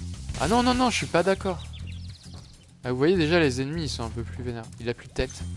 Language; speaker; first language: French; native; French